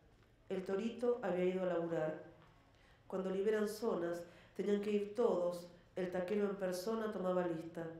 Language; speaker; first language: Spanish; native; Spanish